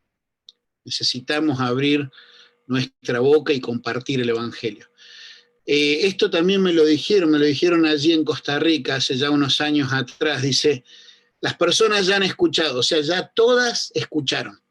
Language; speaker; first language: Spanish; native; Spanish